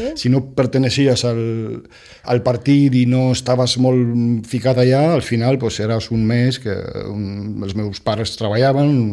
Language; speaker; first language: Catalan; non-native, fluent; Romanian